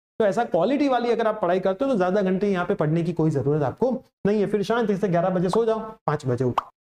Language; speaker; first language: Hindi; non-native, local second language; Gujarati